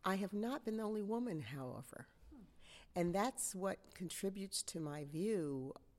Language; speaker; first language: English; native; English